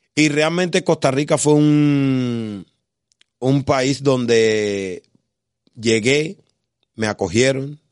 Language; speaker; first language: Spanish; native; Spanish